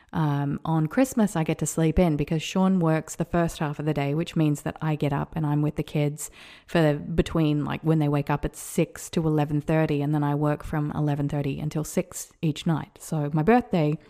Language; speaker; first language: English; native; English